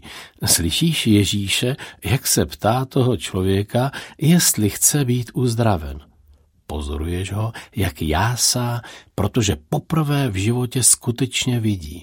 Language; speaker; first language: Czech; native; Czech